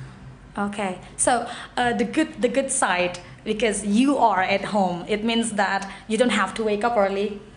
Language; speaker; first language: English; non-native, fluent; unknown